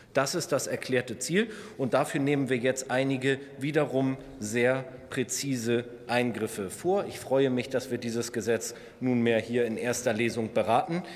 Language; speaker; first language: German; native; German